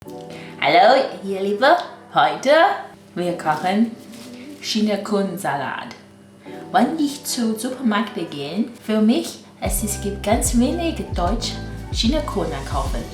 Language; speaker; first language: German; non-native, learner; Chinese